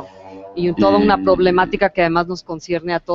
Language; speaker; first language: Spanish; native; Spanish